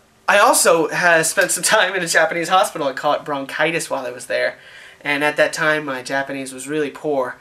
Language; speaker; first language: English; native; English